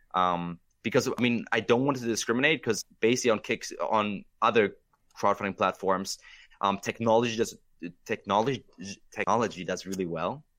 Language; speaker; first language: English; non-native, fluent; German